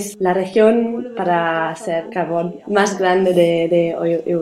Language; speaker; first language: Spanish; non-native, learner; German